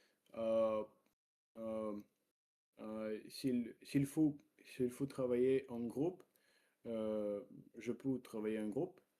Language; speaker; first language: French; non-native, learner; Russian